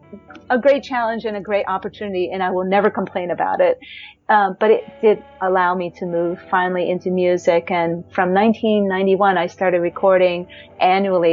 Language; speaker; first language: English; native; English